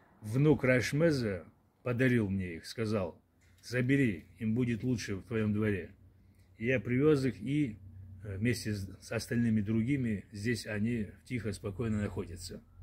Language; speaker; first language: Russian; non-native, local second language; Adyghe